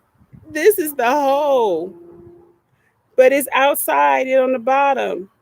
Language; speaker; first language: English; native; English